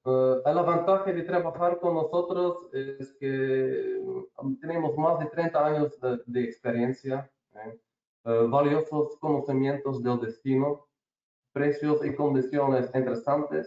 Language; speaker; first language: Spanish; non-native, learner; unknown